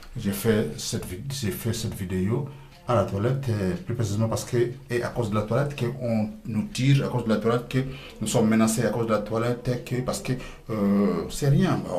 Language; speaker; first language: French; non-native, local second language; Lingala